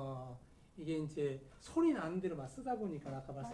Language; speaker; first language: Korean; native; Korean